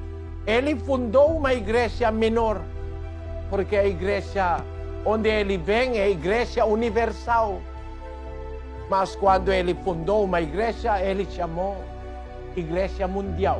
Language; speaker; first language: Portuguese; non-native, local second language; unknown